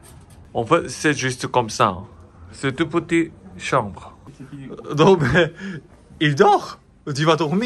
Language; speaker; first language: French; non-native, fluent; Korean